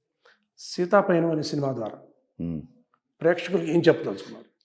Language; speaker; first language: Telugu; native; Telugu